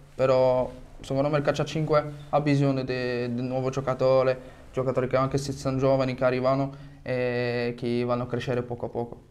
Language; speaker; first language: Italian; non-native, fluent; French